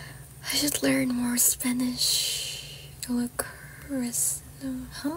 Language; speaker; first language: English; non-native, fluent; Georgian